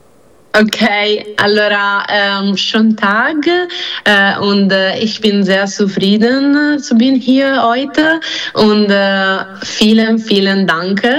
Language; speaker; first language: German; non-native, learner; Italian